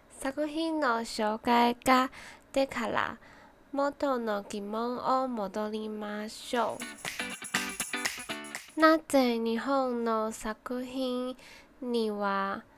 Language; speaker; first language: Japanese; non-native, learner; Chinese